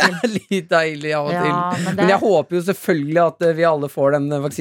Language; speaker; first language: Norwegian; native; Norwegian